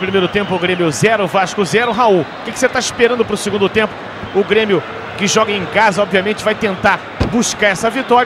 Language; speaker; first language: Portuguese; native; Portuguese